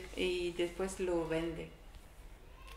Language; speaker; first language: Spanish; non-native, learner; French